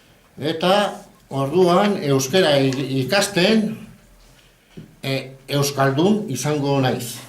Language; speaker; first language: Basque; non-native, learner; Spanish